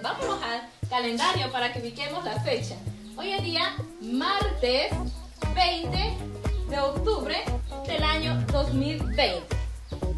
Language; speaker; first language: Spanish; native; Spanish